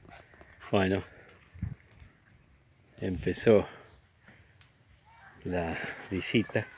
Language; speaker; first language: Spanish; native; Spanish